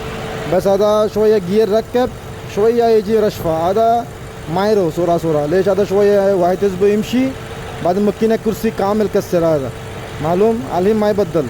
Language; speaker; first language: Arabic; non-native, learner; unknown